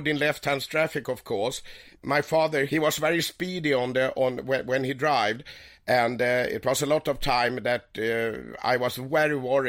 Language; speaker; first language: English; non-native, fluent; Swedish